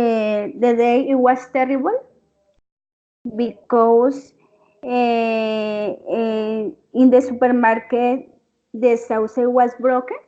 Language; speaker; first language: English; non-native, learner; Spanish